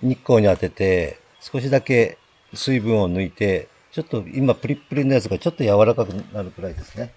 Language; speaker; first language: Japanese; native; Japanese